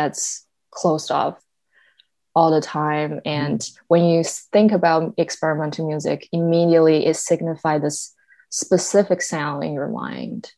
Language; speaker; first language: English; non-native, fluent; Chinese